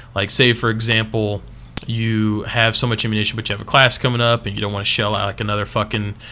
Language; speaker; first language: English; native; English